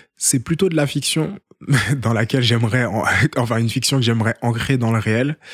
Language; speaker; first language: French; early bilingual, other home language; Haitian Creole